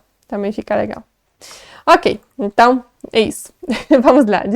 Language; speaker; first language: Portuguese; non-native, fluent; Polish